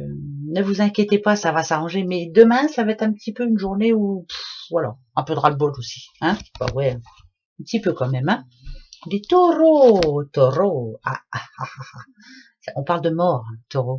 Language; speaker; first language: French; native; French